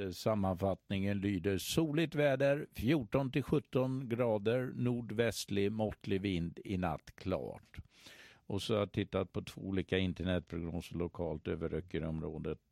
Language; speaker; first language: Swedish; native; Swedish